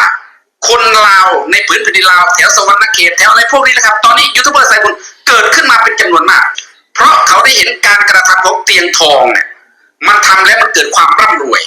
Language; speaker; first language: Thai; native; Thai